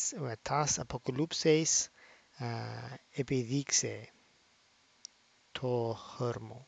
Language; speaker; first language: Greek; non-native, fluent; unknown